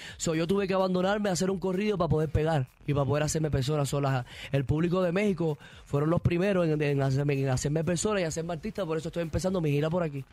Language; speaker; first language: Spanish; native; Spanish